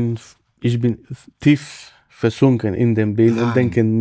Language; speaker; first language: German; non-native, fluent; Spanish